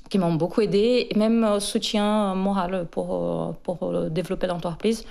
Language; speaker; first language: French; non-native, fluent; Portuguese